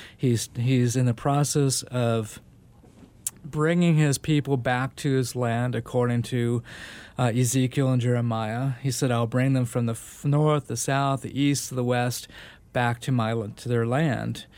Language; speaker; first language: English; native; English